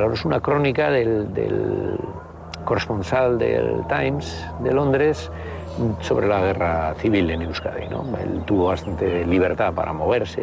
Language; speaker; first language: Spanish; native; Spanish